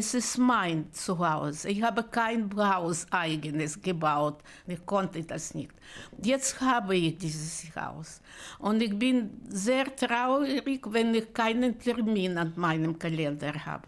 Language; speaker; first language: German; non-native, learner; Russian